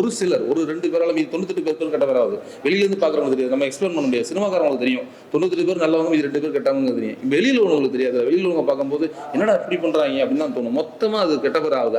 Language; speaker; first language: Tamil; native; Tamil